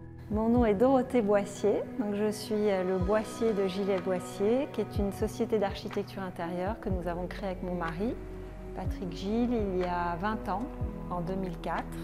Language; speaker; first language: French; native; French